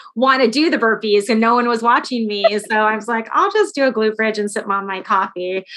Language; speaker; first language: English; native; English